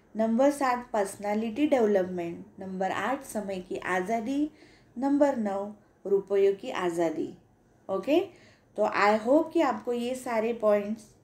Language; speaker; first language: Hindi; non-native, local second language; Marathi